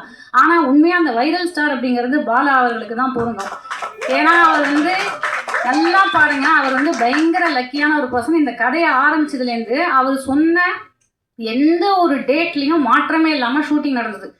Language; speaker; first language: Tamil; native; Tamil